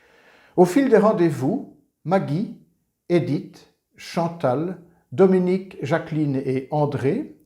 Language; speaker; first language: French; native; French